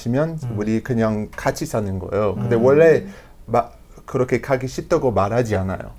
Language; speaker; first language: Korean; non-native, learner; English